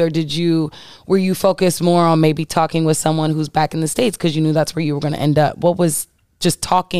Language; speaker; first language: English; native; English